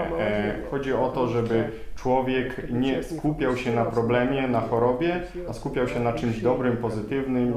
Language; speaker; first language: Polish; non-native, fluent; Russian